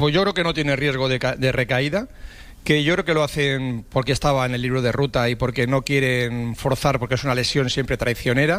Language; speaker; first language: Spanish; native; Spanish